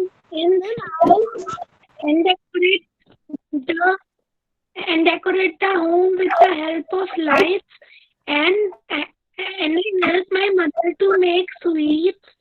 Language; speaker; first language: English; non-native, learner; Hindi